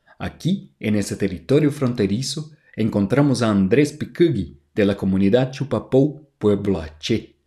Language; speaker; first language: Spanish; non-native, fluent; Portuguese